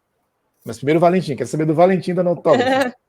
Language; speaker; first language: Portuguese; native; Portuguese